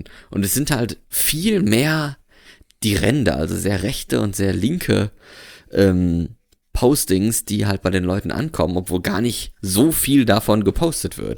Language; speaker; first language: German; native; German